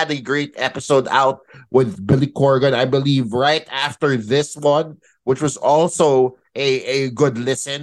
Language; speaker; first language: English; non-native, local second language; Filipino